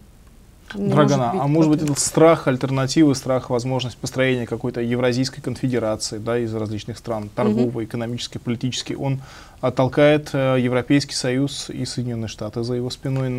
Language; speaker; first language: Russian; native; Russian